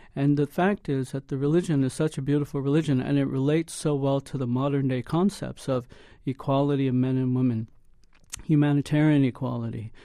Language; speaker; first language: English; native; English